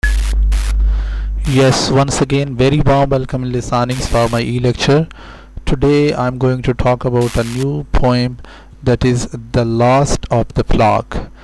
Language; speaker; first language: English; non-native, local second language; Urdu